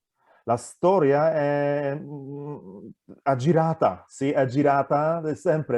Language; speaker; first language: Italian; non-native, fluent; Polish